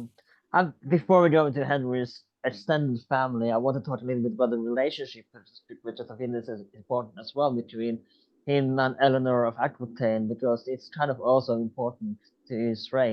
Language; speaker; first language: English; non-native, fluent; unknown